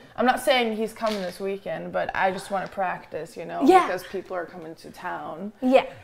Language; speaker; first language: English; non-native, fluent; Norwegian